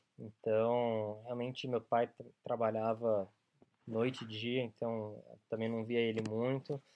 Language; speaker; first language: Portuguese; early bilingual, other home language; English